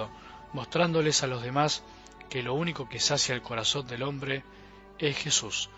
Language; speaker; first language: Spanish; native; Spanish